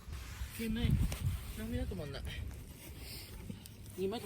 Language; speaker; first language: Japanese; native; Japanese